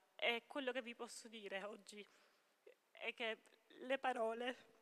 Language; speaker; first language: Italian; non-native, fluent; Hebrew